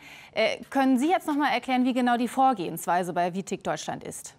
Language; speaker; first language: German; native; German